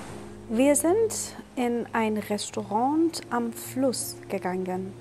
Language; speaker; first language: German; non-native, fluent; Persian